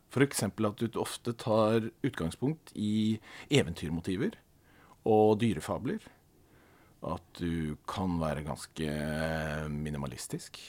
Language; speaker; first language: Norwegian; native; Norwegian